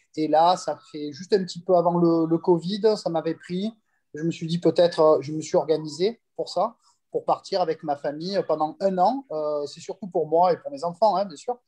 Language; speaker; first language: French; native; French